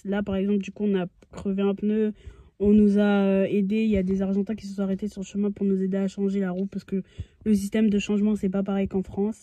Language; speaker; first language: French; native; French